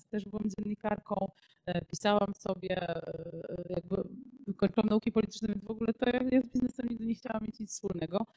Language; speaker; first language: Polish; native; Polish